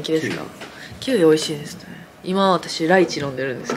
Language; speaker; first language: Japanese; native; Japanese